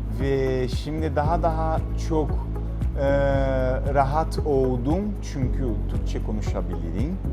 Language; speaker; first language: Turkish; non-native, learner; Portuguese